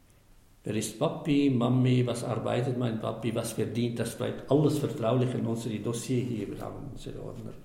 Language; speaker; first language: German; non-native, fluent; Arabic